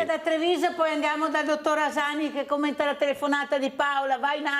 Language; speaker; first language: Italian; native; Italian